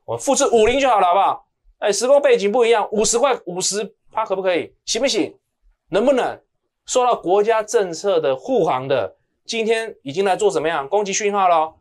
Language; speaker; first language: Chinese; native; Chinese